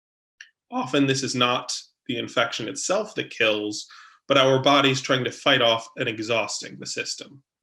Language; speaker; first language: English; native; English